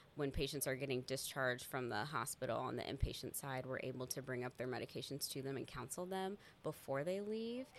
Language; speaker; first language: English; native; English